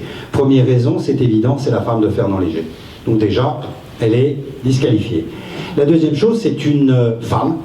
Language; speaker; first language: French; native; French